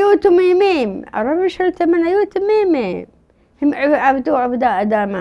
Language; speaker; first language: Hebrew; early bilingual, other home language; Arabic